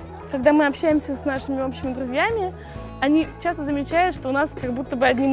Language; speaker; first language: Russian; native; Russian